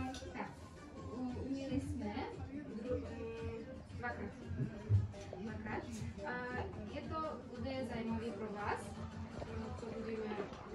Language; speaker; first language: Czech; non-native, learner; Kara-Kalpak